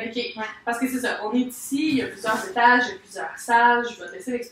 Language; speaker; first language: French; native; French